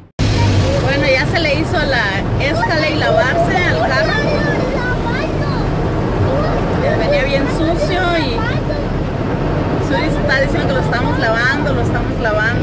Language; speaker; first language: Spanish; native; Spanish